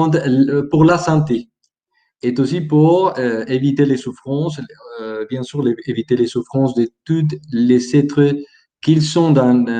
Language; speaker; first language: French; non-native, learner; Spanish